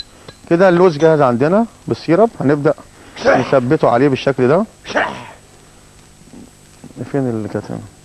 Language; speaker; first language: Arabic; native; Arabic